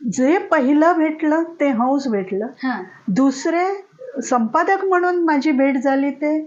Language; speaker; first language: Marathi; native; Marathi